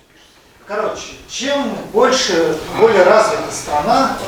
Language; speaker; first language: Russian; native; Russian